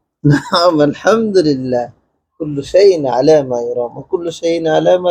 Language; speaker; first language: Arabic; non-native, fluent; Bangla